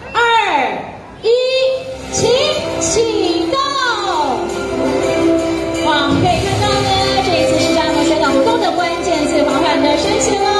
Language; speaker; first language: Chinese; native; Chinese